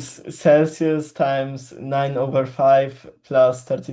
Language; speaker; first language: English; non-native, learner; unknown